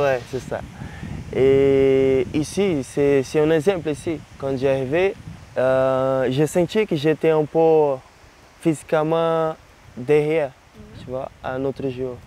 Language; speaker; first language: French; non-native, learner; Portuguese